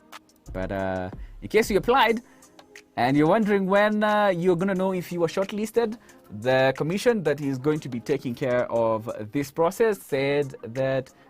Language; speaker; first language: English; non-native, local second language; Swahili